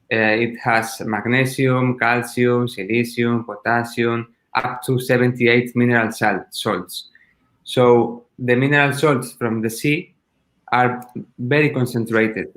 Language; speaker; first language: English; non-native, learner; Spanish